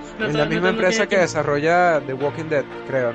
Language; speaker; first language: Spanish; native; Spanish